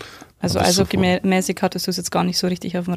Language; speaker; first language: German; native; German